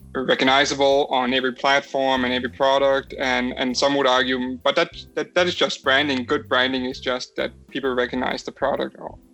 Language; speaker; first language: English; non-native, fluent; Danish